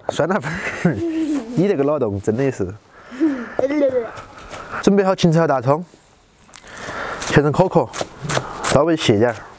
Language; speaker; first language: Chinese; native; Chinese